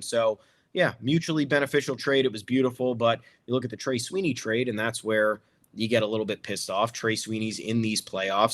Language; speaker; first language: English; native; English